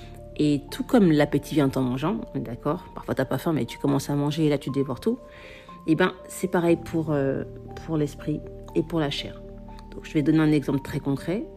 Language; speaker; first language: French; native; French